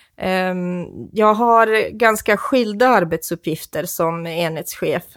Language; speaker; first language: Swedish; non-native, fluent; Croatian